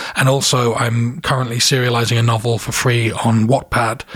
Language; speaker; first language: English; native; English